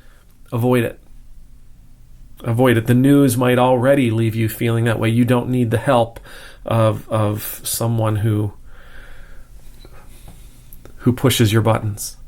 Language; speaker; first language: English; native; English